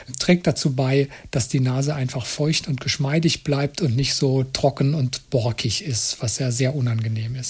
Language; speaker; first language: German; native; German